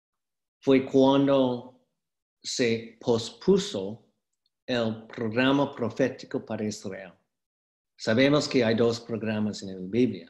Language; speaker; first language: Spanish; non-native, fluent; English